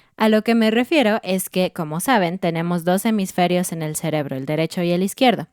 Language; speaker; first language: Spanish; native; Spanish